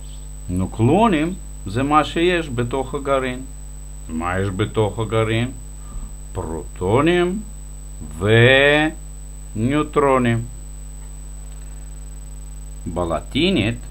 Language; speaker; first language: Hebrew; non-native, fluent; Russian